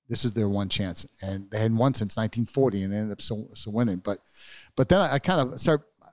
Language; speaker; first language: English; native; English